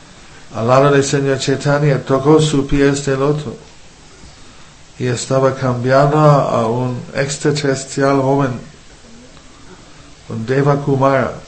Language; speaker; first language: Spanish; non-native, fluent; English